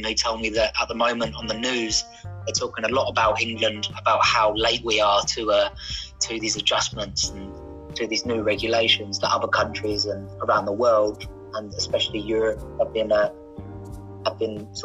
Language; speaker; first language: English; native; English